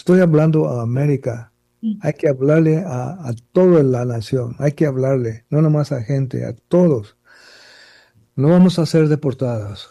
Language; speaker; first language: Spanish; early bilingual, heritage; Spanish